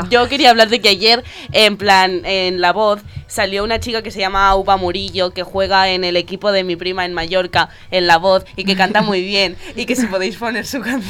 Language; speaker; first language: Spanish; non-native, local second language; Catalan